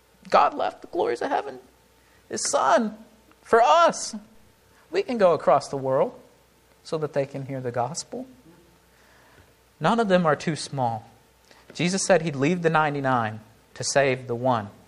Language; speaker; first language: English; native; English